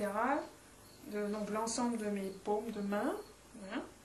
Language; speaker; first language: French; native; French